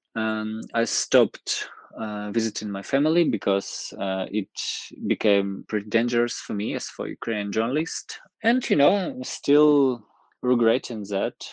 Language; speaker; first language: English; non-native, fluent; Ukrainian